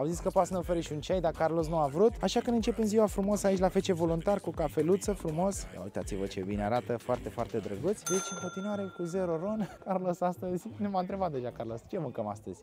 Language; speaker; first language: Romanian; native; Romanian